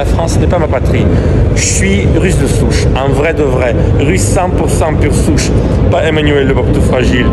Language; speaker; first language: French; non-native, fluent; Russian